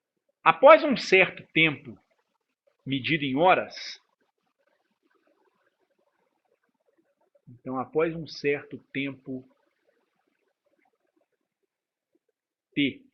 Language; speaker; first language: Portuguese; native; Portuguese